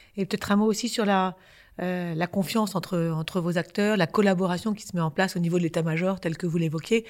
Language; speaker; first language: French; native; French